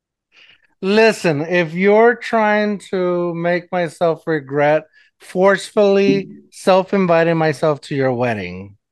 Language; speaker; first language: English; non-native, fluent; Spanish